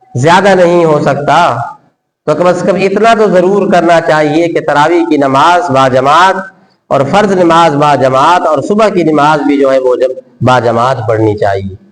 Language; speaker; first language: Urdu; non-native, local second language; Sindhi